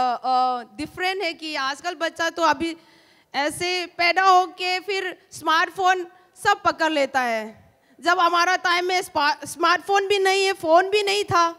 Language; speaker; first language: Hindi; non-native, local second language; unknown